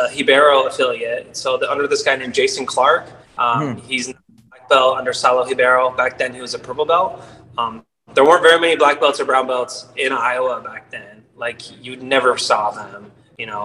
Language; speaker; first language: English; native; English